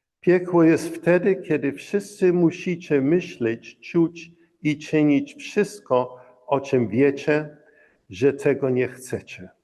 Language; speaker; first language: Polish; early bilingual, heritage; Polish